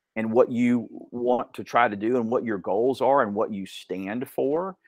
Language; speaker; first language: English; native; English